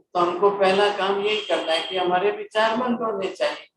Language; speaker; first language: Hindi; non-native, local second language; Gujarati